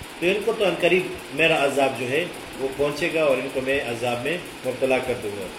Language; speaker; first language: Urdu; native; Urdu